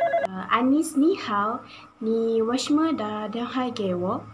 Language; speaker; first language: Chinese; non-native, learner; Malay